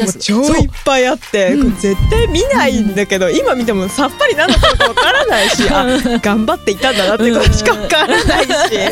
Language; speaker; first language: Japanese; native; Japanese